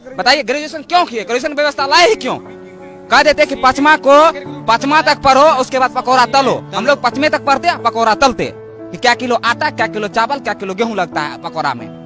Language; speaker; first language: Hindi; native; Hindi